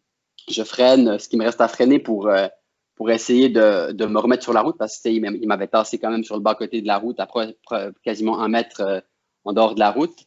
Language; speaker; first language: French; native; French